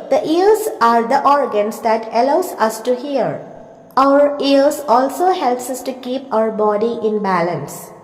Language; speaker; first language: English; non-native, local second language; Malayalam